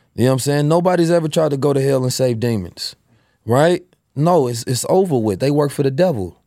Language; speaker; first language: English; native; English